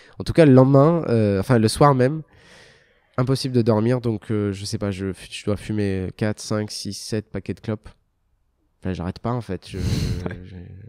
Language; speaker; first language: French; early bilingual, other home language; Arabic